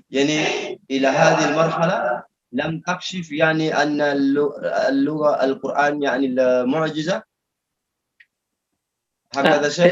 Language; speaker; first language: Arabic; non-native, learner; Indonesian